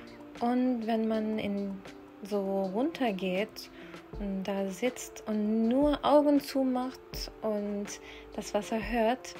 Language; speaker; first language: German; non-native, fluent; Urdu